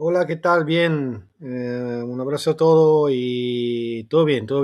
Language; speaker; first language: Spanish; non-native, fluent; Italian